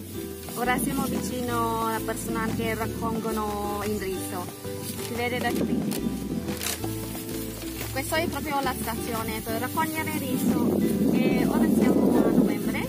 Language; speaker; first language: Italian; non-native, fluent; Thai